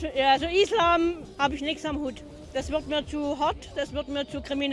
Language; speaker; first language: German; native; German